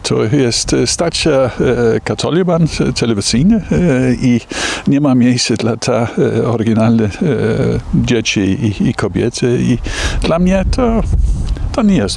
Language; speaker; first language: Polish; non-native, learner; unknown